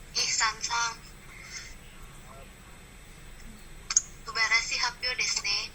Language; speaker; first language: Japanese; non-native, learner; Indonesian